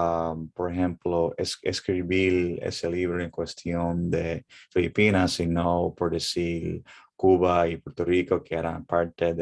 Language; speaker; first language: Spanish; early bilingual, heritage; English